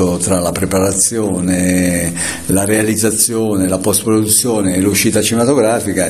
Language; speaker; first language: Italian; native; Italian